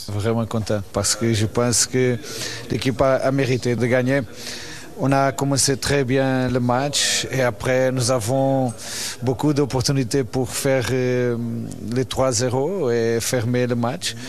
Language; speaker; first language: French; non-native, learner; Portuguese